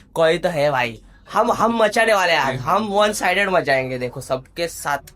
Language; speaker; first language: Hindi; non-native, local second language; Marathi